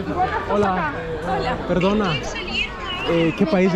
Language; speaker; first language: Spanish; non-native, learner; Swahili